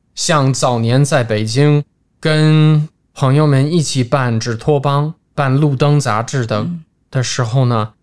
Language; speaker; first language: Chinese; non-native, fluent; English